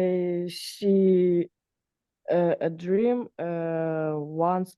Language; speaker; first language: English; non-native, learner; Russian